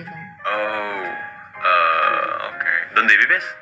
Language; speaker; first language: Spanish; non-native, learner; Indonesian